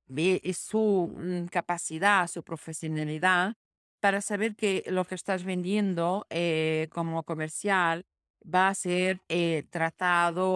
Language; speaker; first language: Spanish; non-native, fluent; Portuguese